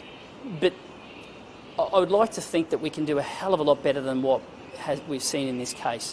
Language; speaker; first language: English; native; English